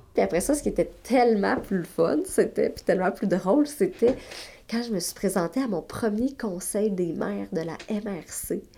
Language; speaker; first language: French; native; French